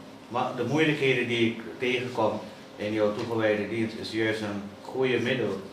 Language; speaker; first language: Dutch; native; Dutch